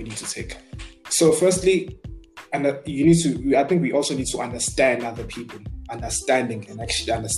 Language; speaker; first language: English; non-native, local second language; Zulu